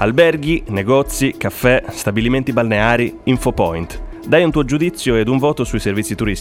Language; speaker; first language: Italian; native; Italian